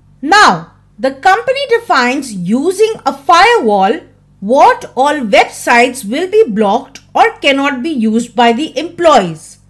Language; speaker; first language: English; non-native, local second language; Hindi